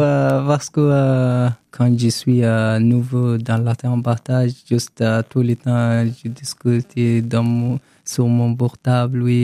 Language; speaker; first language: French; non-native, learner; Arabic